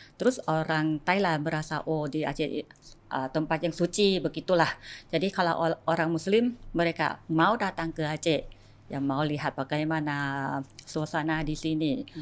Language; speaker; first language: Indonesian; non-native, fluent; Thai